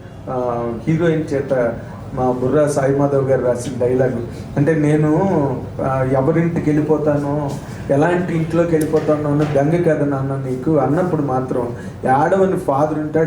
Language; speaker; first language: Telugu; native; Telugu